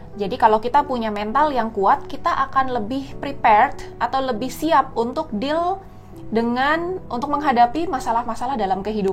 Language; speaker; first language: Indonesian; native; Indonesian